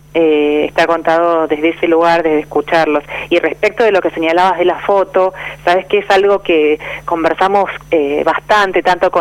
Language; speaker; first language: Spanish; native; Spanish